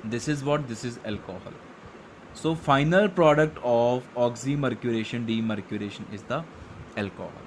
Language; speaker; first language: English; non-native, local second language; Punjabi